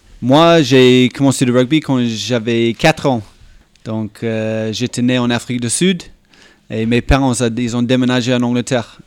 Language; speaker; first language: French; non-native, fluent; English